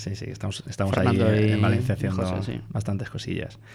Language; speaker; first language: Spanish; native; Spanish